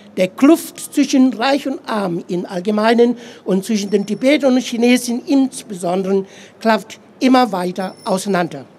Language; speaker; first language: German; non-native, fluent; Tibetan